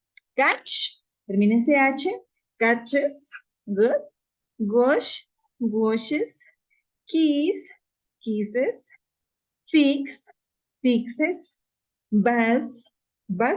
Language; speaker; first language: English; non-native, fluent; Spanish